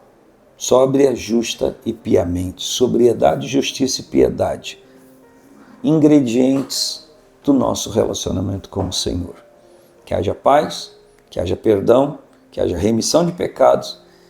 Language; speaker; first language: Portuguese; native; Portuguese